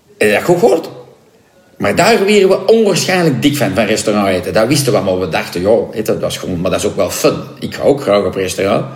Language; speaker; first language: Dutch; non-native, local second language; French